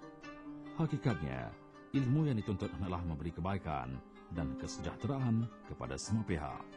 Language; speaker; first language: Malay; native; Malay